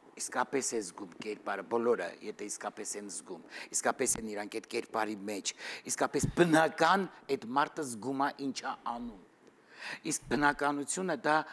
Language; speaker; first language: Armenian; native; Armenian